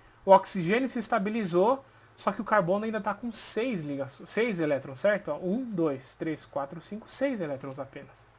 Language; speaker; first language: Portuguese; native; Portuguese